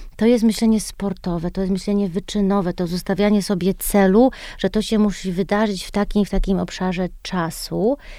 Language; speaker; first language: Polish; early bilingual, heritage; Polish